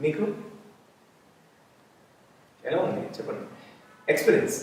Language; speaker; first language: Telugu; native; Telugu